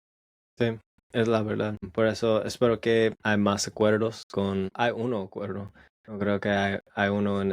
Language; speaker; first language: Spanish; non-native, learner; English